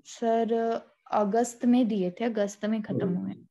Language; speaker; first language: Hindi; native; Hindi